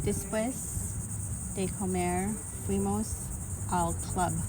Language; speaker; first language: Spanish; non-native, learner; Lao